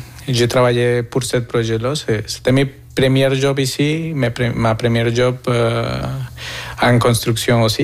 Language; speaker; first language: French; non-native, fluent; Spanish